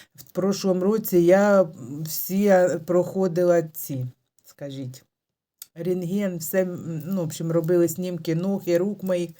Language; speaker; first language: Ukrainian; native; Ukrainian